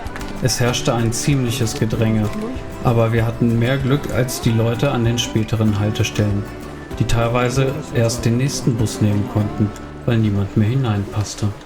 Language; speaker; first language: German; native; German